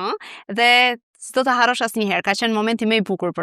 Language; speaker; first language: Albanian; native; Albanian